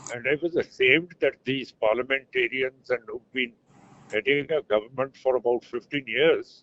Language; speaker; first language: English; non-native, local second language; Punjabi